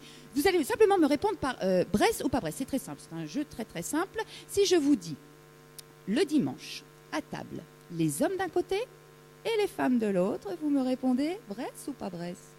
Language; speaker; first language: French; native; French